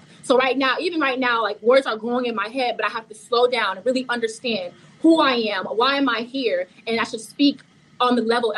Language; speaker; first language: English; early bilingual, other home language; Haitian Creole